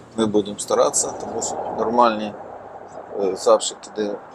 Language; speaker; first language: Russian; non-native, local second language; Ukrainian